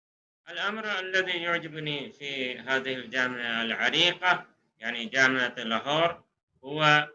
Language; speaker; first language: Arabic; non-native, fluent; Urdu